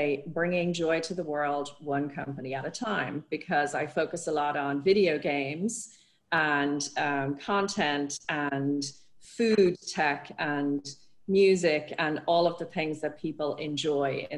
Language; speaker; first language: English; native; English